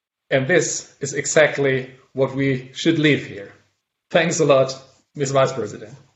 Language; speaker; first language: English; non-native, fluent; German